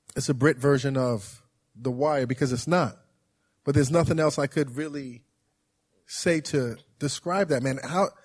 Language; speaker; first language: English; native; English